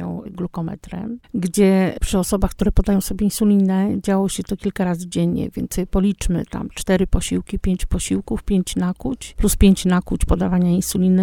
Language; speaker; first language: Polish; native; Polish